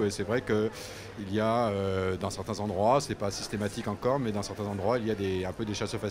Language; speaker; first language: French; native; French